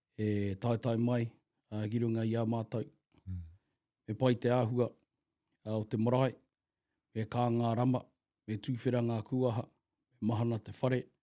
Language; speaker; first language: Māori; native; Māori